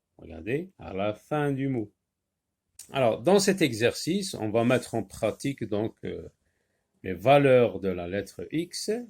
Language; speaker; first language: French; non-native, local second language; Arabic